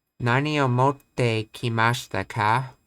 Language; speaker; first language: Japanese; non-native, learner; English